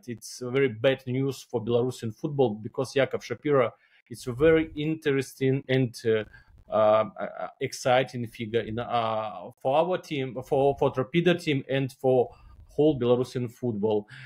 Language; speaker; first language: English; non-native, learner; Belarusian